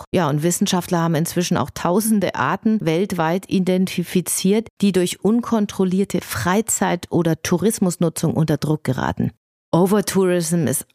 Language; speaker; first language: German; native; German